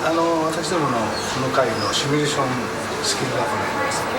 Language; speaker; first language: Japanese; native; Japanese